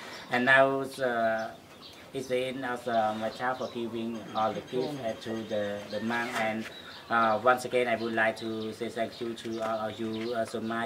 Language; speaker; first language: English; non-native, learner; Khmer